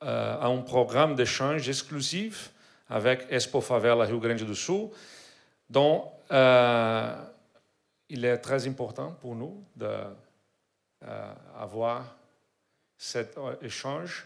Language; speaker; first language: French; non-native, learner; Portuguese